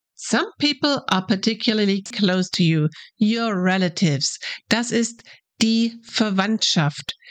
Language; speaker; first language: English; non-native, fluent; German